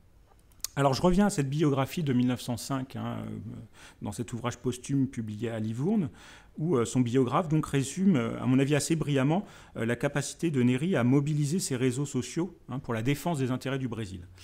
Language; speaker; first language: French; native; French